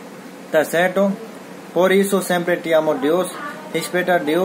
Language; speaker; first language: Portuguese; non-native, learner; Hindi